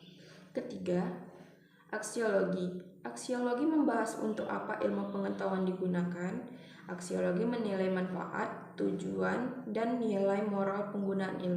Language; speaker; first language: Indonesian; native; Indonesian